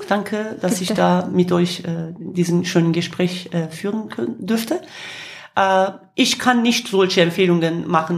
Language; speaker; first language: German; non-native, fluent; Kurdish